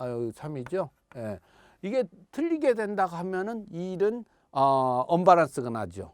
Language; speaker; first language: Korean; native; Korean